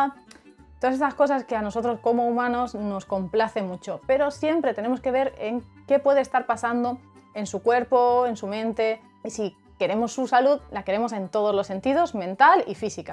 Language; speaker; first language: Spanish; native; Spanish